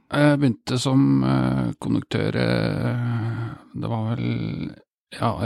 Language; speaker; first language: Norwegian; native; Norwegian